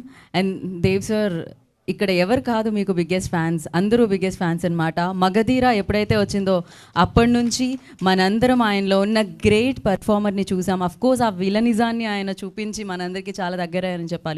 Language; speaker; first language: Telugu; native; Telugu